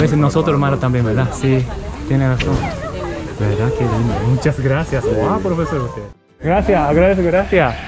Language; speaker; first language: Spanish; non-native, learner; Japanese